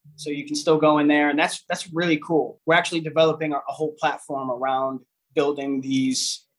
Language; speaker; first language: English; native; English